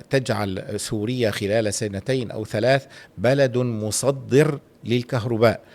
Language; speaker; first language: Arabic; native; Arabic